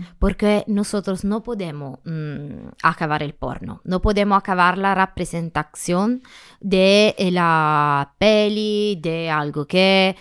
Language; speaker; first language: Spanish; non-native, learner; Italian